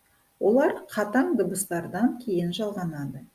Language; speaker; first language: Kazakh; native; Kazakh